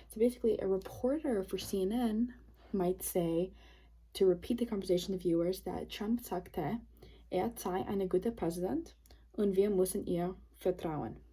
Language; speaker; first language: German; non-native, learner; English